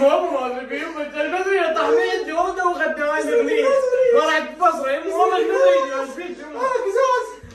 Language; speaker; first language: Arabic; native; Arabic